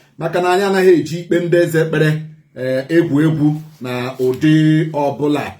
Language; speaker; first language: Igbo; native; Igbo